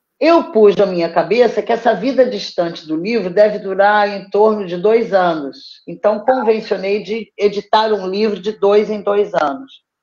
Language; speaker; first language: Portuguese; native; Portuguese